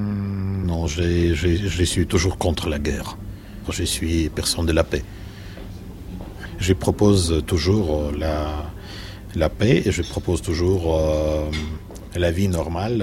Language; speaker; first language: French; non-native, fluent; Russian